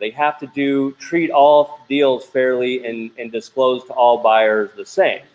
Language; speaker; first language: English; native; English